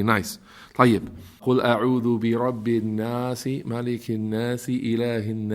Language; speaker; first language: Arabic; non-native, fluent; English